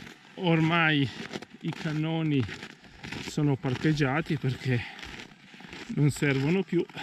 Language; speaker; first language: Italian; native; Italian